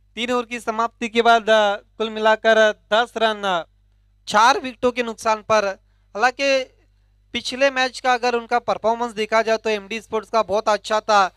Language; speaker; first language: Hindi; non-native, local second language; Marathi